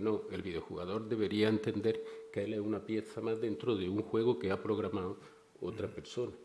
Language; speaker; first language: Spanish; native; Spanish